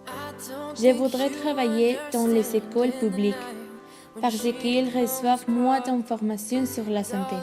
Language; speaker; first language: French; non-native, learner; Spanish